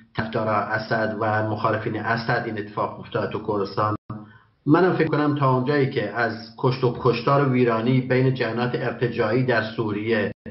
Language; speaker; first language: Persian; non-native, local second language; Kurdish